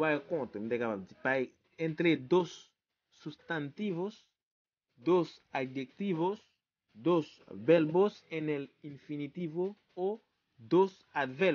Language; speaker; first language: Spanish; non-native, fluent; Haitian Creole